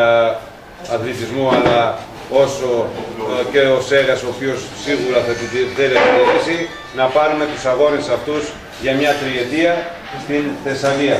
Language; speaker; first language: Greek; native; Greek